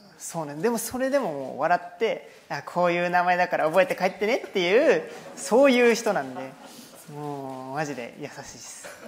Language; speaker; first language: Japanese; native; Japanese